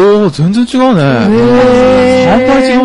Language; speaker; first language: Japanese; native; Japanese